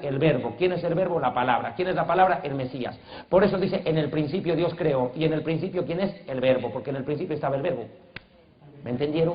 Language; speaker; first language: Spanish; native; Spanish